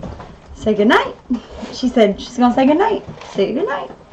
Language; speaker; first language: English; native; English